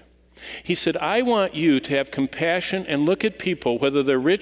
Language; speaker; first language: English; native; English